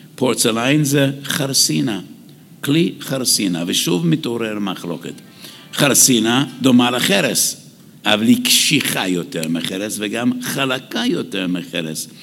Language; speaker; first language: Hebrew; non-native, fluent; English